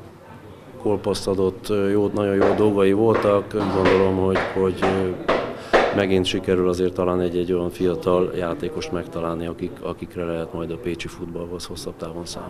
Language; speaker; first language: Hungarian; native; Hungarian